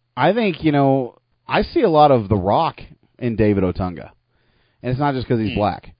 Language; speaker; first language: English; native; English